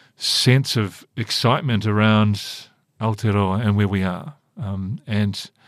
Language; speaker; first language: English; native; English